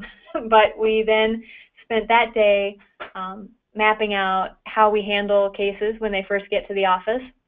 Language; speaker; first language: English; native; English